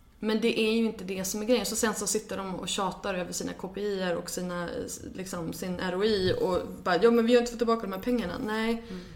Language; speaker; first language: Swedish; native; Swedish